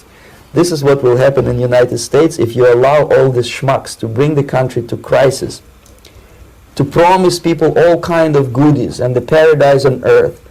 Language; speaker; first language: English; non-native, fluent; Russian